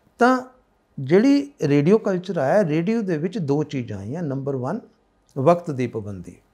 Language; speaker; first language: Punjabi; native; Punjabi